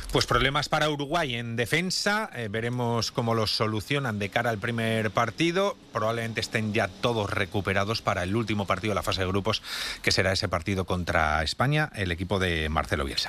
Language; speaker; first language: Spanish; native; Spanish